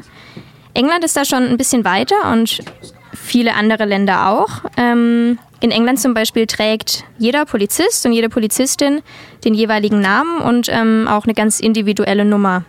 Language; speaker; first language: German; native; German